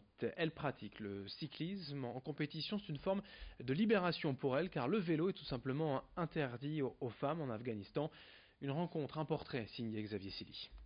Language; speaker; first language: French; native; French